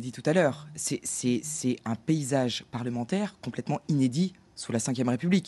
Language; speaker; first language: French; native; French